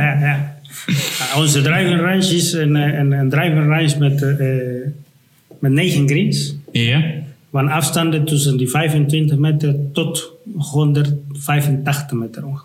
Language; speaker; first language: Dutch; non-native, fluent; Spanish